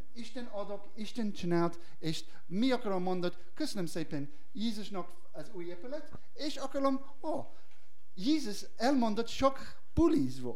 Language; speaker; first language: Hungarian; non-native, learner; English